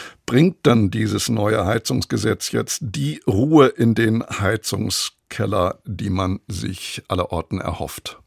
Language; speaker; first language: German; native; German